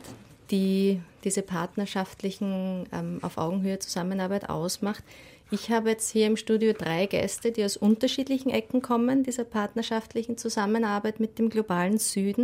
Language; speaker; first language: German; native; German